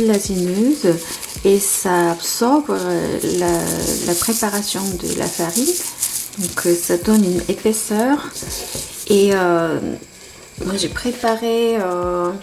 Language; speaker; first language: French; non-native, fluent; Korean